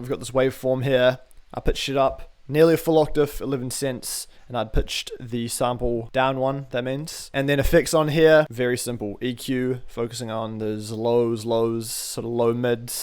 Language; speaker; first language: English; native; English